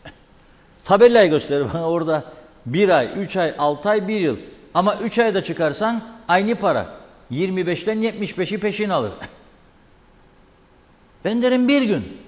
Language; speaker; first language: Turkish; native; Turkish